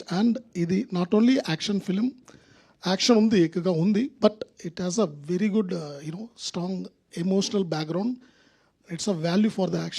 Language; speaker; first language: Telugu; non-native, local second language; Tamil